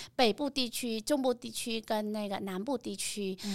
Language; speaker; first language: Chinese; non-native, fluent; Vietnamese